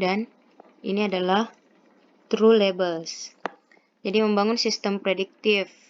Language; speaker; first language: Indonesian; native; Indonesian